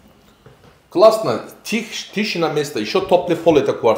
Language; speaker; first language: Russian; non-native, learner; Turkish